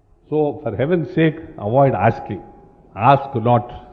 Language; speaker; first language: English; non-native, local second language; Tamil